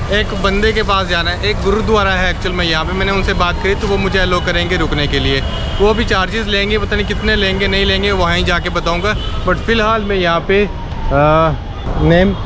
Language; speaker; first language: Hindi; native; Hindi